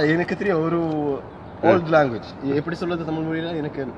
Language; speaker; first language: Tamil; non-native, learner; Arabic